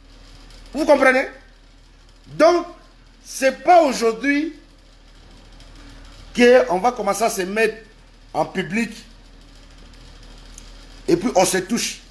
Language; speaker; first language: French; non-native, local second language; Lingala